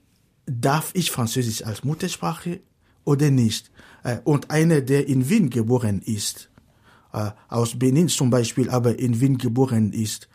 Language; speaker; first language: German; non-native, fluent; Fon